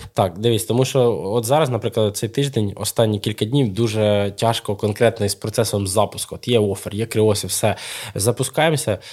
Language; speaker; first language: Ukrainian; non-native, local second language; Russian